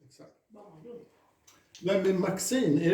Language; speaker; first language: Swedish; native; Swedish